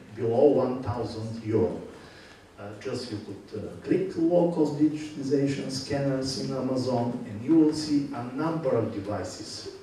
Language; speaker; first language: English; non-native, fluent; Bulgarian